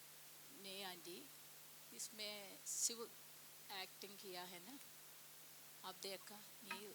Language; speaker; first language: Hindi; non-native, local second language; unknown